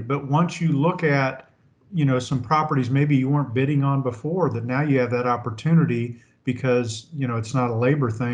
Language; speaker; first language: English; native; English